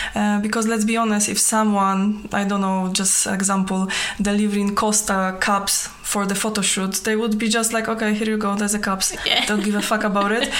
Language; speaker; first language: English; non-native, fluent; Polish